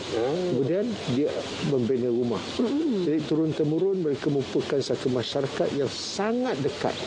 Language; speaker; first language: Malay; non-native, local second language; Chinese